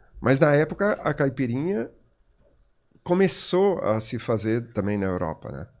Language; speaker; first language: Portuguese; non-native, local second language; German